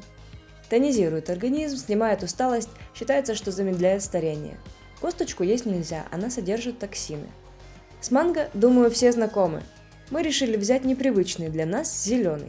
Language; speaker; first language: Russian; native; Russian